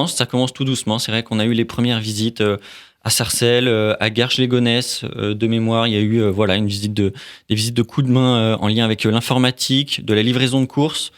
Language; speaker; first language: French; native; French